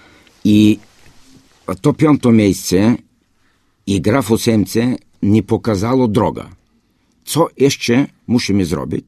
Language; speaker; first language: Polish; non-native, fluent; Bulgarian